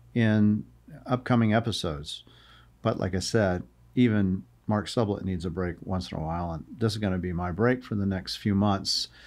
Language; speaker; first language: English; native; English